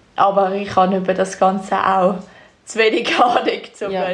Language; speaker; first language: German; native; German